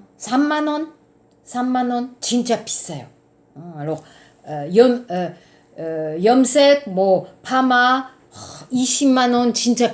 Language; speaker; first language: Korean; non-native, fluent; French